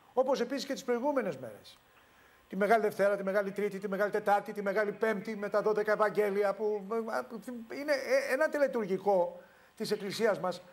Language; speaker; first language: Greek; native; Greek